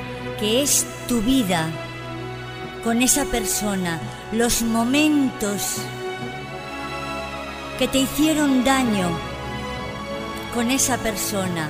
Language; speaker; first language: Spanish; native; Spanish